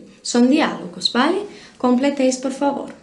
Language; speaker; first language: Spanish; non-native, fluent; Portuguese